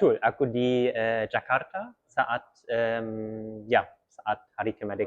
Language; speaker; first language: Indonesian; early bilingual, heritage; German